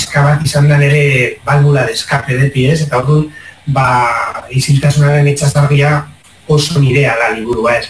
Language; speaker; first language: Basque; non-native, local second language; Spanish